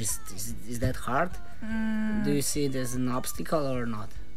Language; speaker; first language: English; non-native, fluent; Slovenian